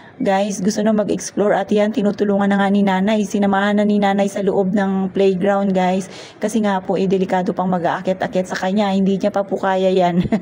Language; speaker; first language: Filipino; native; Filipino